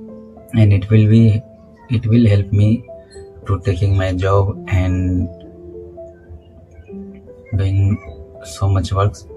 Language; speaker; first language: English; non-native, learner; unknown